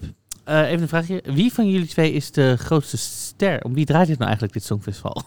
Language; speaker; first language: Dutch; native; Dutch